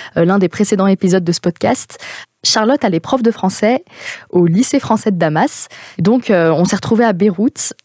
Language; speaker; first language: French; native; French